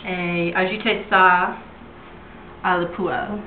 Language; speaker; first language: French; non-native, learner; English